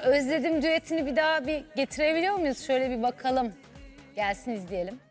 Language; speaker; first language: Turkish; native; Turkish